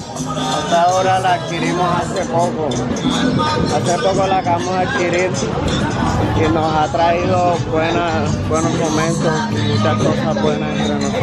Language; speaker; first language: Spanish; native; Spanish